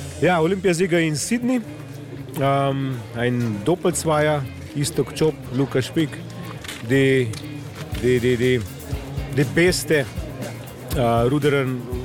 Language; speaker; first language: German; non-native, learner; Slovenian